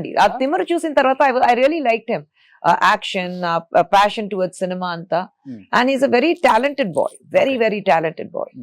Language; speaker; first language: Telugu; non-native, local second language; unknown